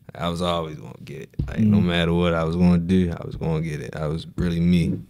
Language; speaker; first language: English; native; English